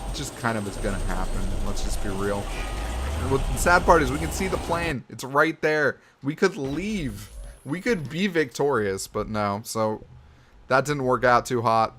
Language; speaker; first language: English; native; English